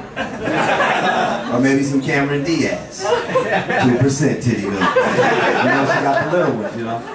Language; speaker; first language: English; native; English